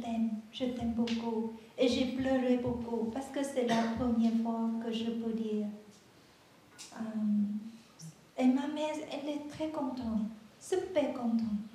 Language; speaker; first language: French; non-native, learner; Vietnamese